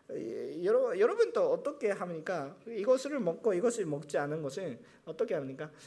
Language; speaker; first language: Korean; non-native, fluent; Japanese